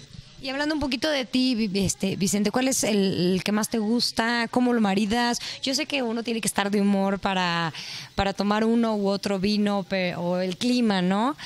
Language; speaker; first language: Spanish; native; Spanish